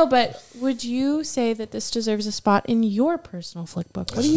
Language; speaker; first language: English; native; English